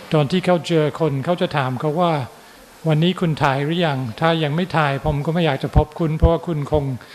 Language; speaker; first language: Thai; non-native, fluent; English